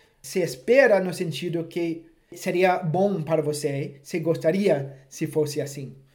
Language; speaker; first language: Portuguese; non-native, fluent; English